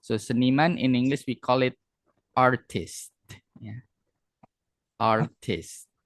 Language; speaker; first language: English; non-native, fluent; Indonesian